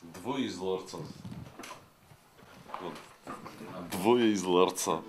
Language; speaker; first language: Russian; native; Russian